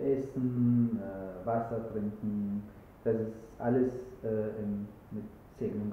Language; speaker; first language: German; non-native, learner; Arabic